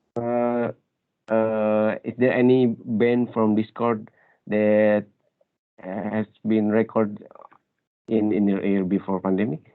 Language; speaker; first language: English; non-native, learner; Indonesian